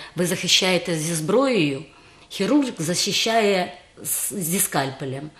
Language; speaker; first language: Ukrainian; native; Ukrainian